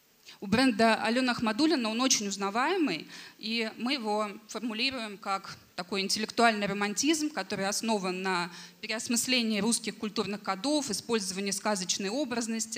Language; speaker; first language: Russian; native; Russian